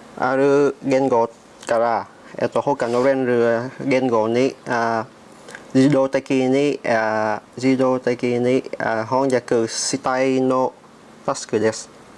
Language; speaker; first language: Japanese; non-native, learner; Vietnamese